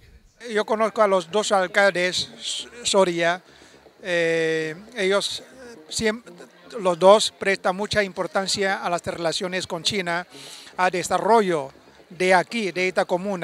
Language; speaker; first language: Spanish; non-native, fluent; Chinese